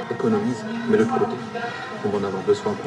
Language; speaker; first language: French; native; French